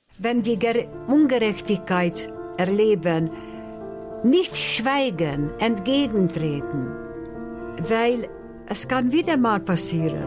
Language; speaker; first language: German; non-native, fluent; Hungarian